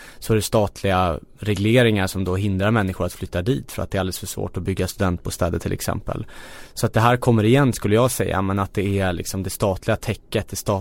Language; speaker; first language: Swedish; early bilingual, other home language; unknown